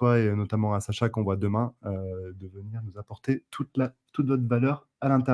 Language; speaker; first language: French; native; French